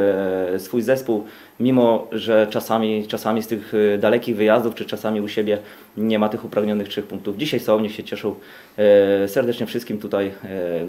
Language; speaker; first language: Polish; native; Polish